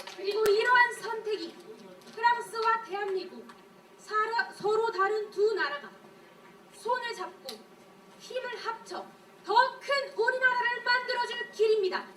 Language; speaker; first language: Korean; early bilingual, heritage; Korean